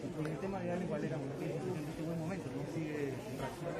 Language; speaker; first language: Spanish; native; Spanish